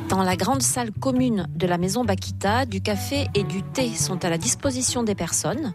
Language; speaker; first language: French; native; French